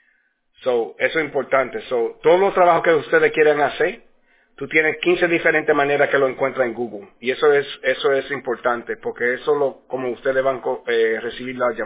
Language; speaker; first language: Spanish; early bilingual, heritage; Spanish